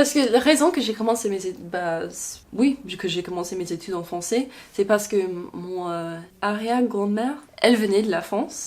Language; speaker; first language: French; non-native, fluent; English